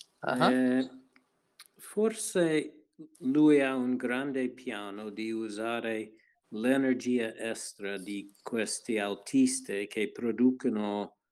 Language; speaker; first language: Italian; non-native, learner; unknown